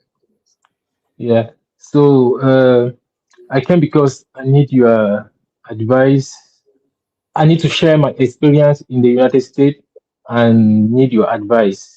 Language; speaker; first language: English; non-native, learner; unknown